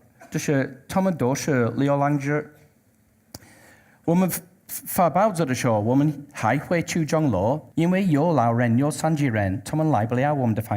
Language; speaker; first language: Chinese; non-native, learner; English